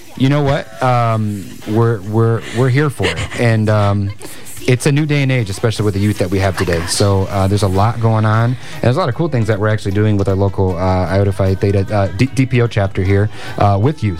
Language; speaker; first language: English; early bilingual, other home language; Spanish